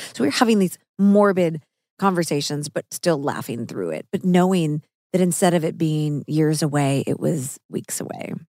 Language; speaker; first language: English; native; English